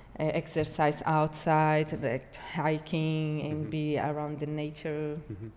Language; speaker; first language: English; non-native, learner; Portuguese